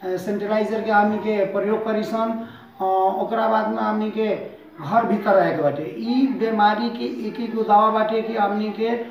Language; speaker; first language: Bhojpuri; native; Bhojpuri